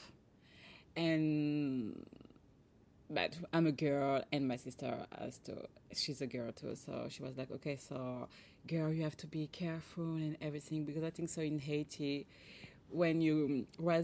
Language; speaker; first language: English; non-native, fluent; French